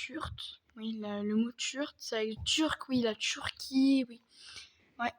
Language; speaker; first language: French; native; French